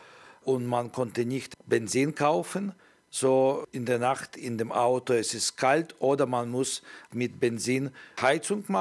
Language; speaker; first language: German; non-native, learner; Ukrainian